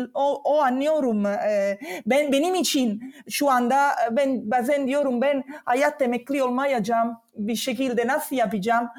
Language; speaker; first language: Turkish; non-native, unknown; Italian